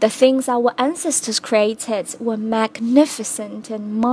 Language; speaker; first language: English; non-native, fluent; Chinese